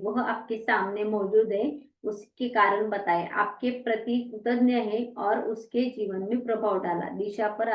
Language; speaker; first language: Hindi; non-native, local second language; Marathi